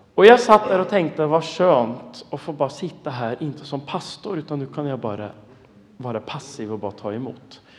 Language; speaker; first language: Swedish; non-native, fluent; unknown